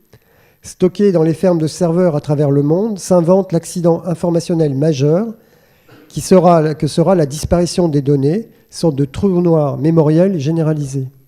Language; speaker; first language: French; native; French